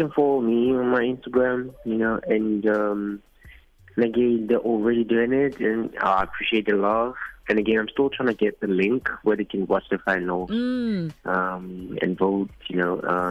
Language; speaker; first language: English; non-native, local second language; Zulu